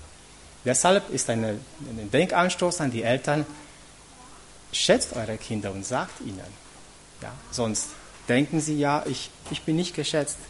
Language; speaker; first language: German; non-native, fluent; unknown